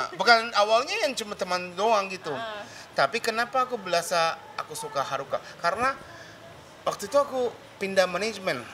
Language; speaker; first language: Indonesian; non-native, fluent; Japanese